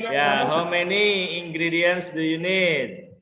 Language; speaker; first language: English; non-native, fluent; Indonesian